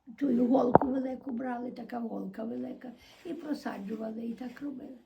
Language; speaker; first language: Ukrainian; native; Ukrainian